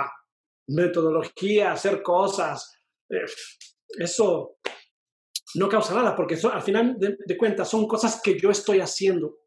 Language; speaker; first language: Spanish; native; Spanish